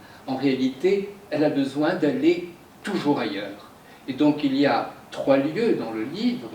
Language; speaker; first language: French; native; French